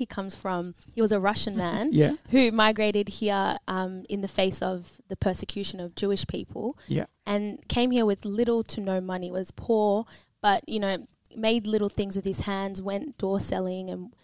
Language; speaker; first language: English; native; English